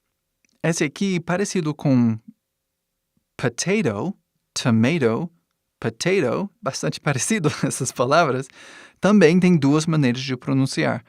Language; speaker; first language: Portuguese; non-native, fluent; English